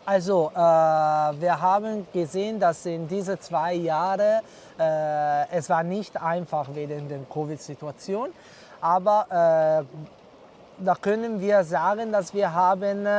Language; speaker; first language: German; non-native, learner; Italian